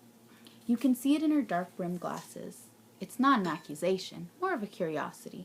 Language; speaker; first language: English; native; English